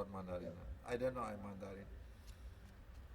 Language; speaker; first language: English; non-native, learner; Sasak